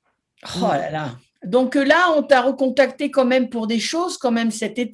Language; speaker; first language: French; native; French